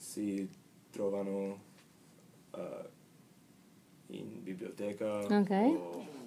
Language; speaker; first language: Italian; non-native, learner; English